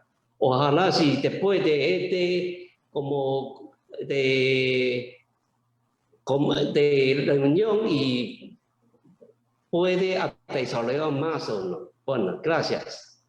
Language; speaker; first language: Spanish; non-native, learner; Chinese